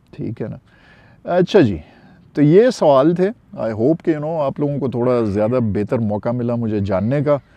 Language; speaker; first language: Urdu; non-native, local second language; Pashto